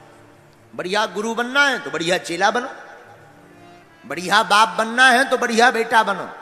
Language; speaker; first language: Hindi; native; Hindi